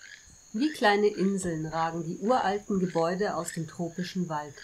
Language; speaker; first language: German; native; German